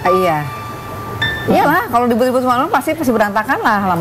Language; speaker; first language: Indonesian; native; Indonesian